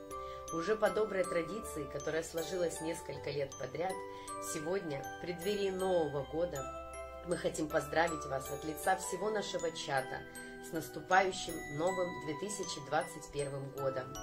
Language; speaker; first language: Russian; native; Russian